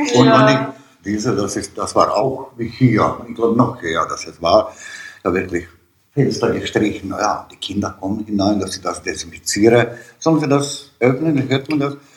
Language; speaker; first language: German; non-native, learner; Bosnian